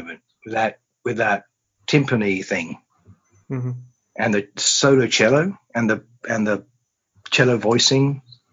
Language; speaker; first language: English; native; English